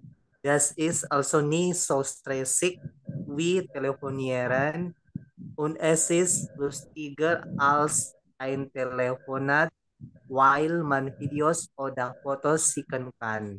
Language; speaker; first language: German; non-native, learner; Indonesian